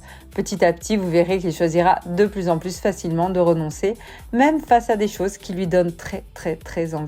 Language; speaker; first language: French; native; French